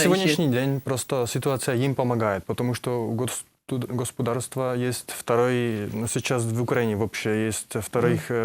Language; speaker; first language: Russian; non-native, learner; Czech